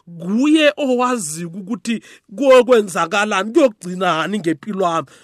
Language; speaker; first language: Zulu; non-native, local second language; South Ndebele